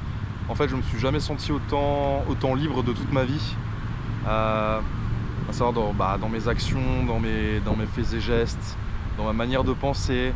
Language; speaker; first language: French; native; French